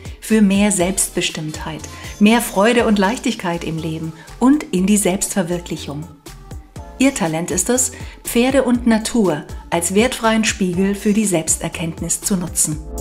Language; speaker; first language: German; native; German